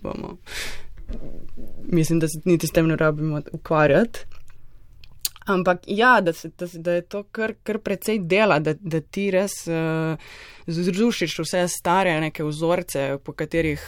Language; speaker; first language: Slovenian; native; Slovenian